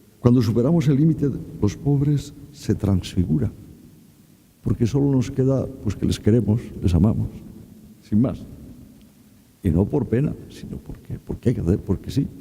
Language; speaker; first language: Spanish; native; Spanish